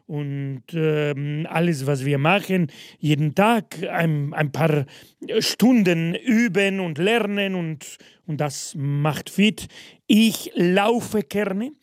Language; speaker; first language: German; non-native, fluent; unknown